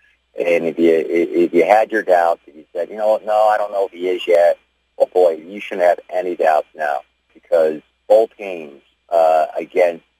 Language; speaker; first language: English; native; English